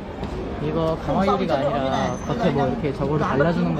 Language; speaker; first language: Korean; native; Korean